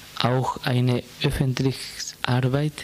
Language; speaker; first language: German; non-native, fluent; Spanish